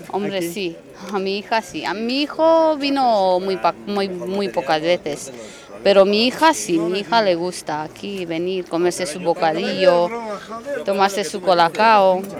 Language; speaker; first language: Spanish; non-native, fluent; Romanian